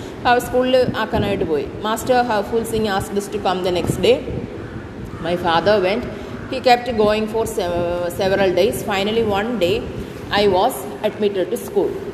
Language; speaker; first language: English; non-native, local second language; Malayalam